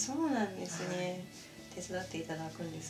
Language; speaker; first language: Japanese; native; Japanese